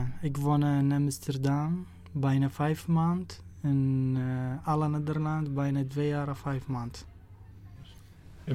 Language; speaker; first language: Dutch; non-native, learner; Arabic